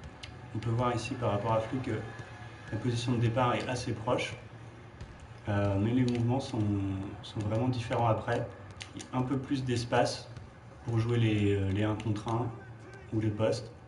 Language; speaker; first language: French; native; French